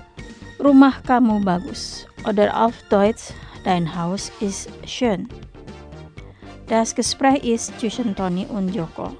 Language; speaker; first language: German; non-native, fluent; Indonesian